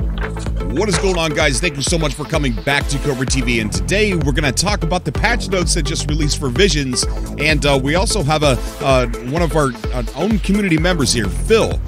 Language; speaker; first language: English; native; English